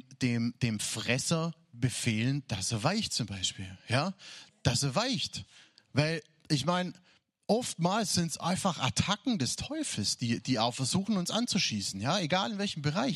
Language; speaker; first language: German; native; German